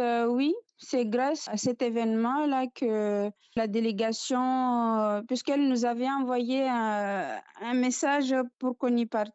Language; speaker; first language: French; non-native, local second language; Comorian